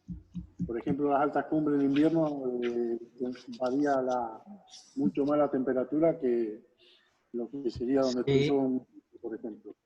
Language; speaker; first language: Spanish; native; Spanish